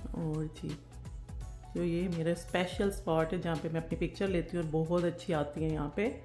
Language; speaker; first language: Urdu; native; Urdu